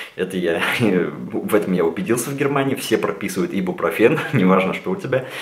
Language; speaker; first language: Russian; early bilingual, heritage; Russian